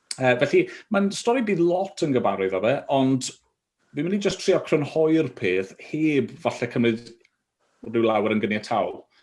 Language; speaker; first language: Welsh; native; Welsh